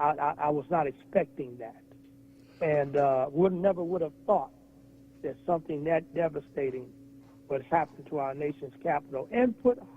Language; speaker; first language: English; native; English